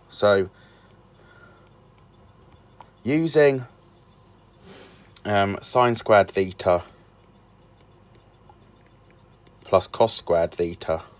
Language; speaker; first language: English; native; English